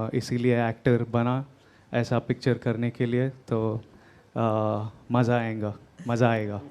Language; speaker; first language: Hindi; non-native, local second language; Telugu